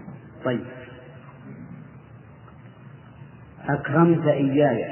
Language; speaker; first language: Arabic; native; Arabic